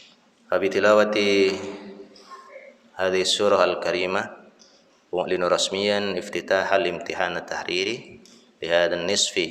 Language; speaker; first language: Arabic; non-native, fluent; Indonesian